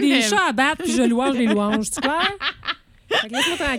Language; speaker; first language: French; native; French